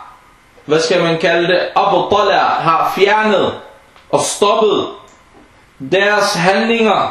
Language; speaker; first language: Danish; non-native, fluent; Arabic